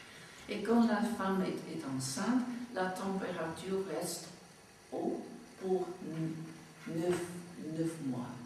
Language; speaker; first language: French; non-native, fluent; English